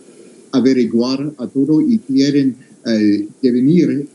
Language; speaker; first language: Spanish; non-native, fluent; English